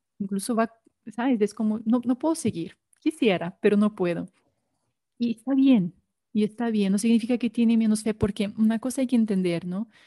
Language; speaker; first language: Spanish; non-native, fluent; Portuguese